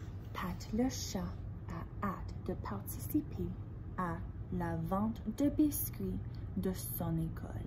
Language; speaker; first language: French; non-native, fluent; English